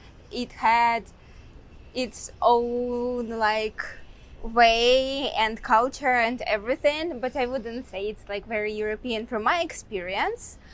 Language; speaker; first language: English; non-native, fluent; Russian